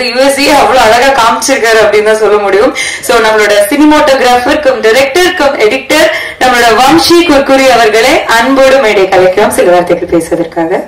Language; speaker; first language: Tamil; native; Tamil